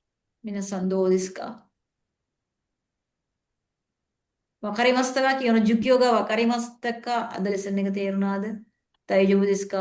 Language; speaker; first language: Japanese; non-native, fluent; Sinhala